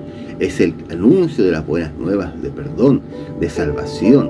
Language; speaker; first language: Spanish; native; Spanish